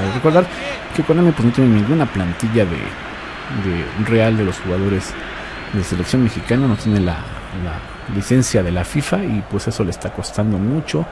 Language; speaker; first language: Spanish; native; Spanish